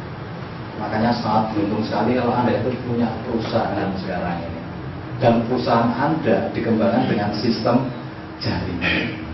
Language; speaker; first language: Indonesian; native; Indonesian